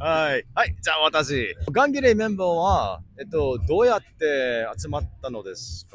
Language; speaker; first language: Japanese; non-native, learner; English